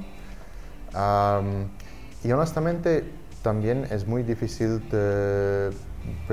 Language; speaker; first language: Spanish; non-native, fluent; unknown